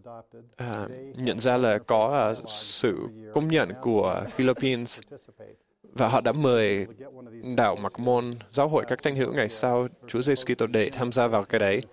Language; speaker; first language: Vietnamese; non-native, fluent; English